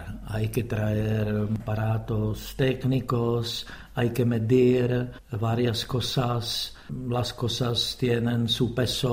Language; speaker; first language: Spanish; non-native, fluent; Czech